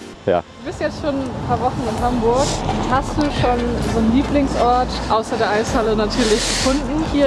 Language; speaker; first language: German; native; German